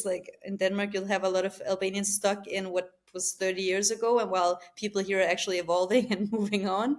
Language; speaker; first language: English; non-native, fluent; Albanian